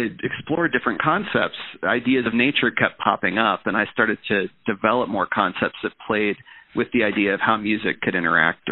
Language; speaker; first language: English; native; English